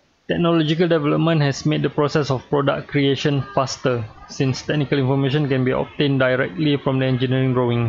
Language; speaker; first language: English; non-native, local second language; Malay